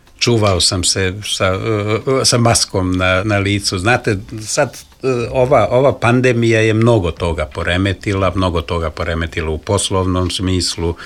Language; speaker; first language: Serbian; non-native, local second language; Hungarian